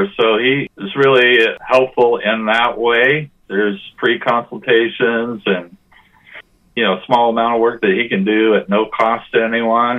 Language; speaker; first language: English; native; English